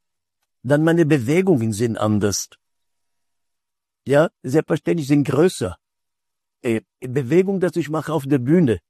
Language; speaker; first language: German; non-native, fluent; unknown